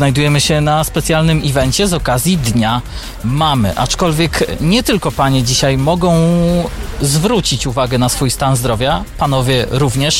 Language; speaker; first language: Polish; native; Polish